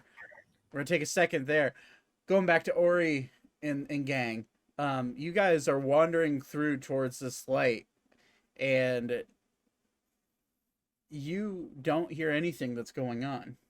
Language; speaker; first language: English; native; English